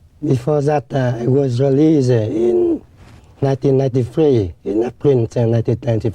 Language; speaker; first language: English; non-native, fluent; Vietnamese